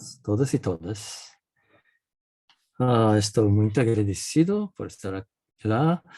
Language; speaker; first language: Portuguese; non-native, fluent; Japanese